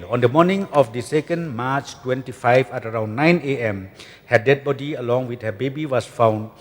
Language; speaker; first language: English; non-native, local second language; Khasi